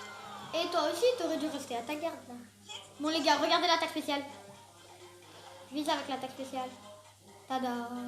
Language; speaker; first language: French; native; French